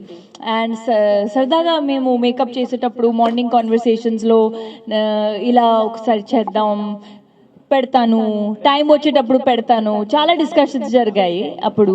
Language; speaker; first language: Telugu; non-native, fluent; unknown